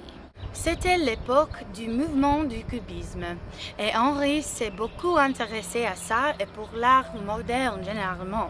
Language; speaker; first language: French; non-native, learner; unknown